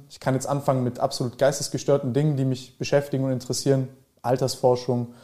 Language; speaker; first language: German; early bilingual, other home language; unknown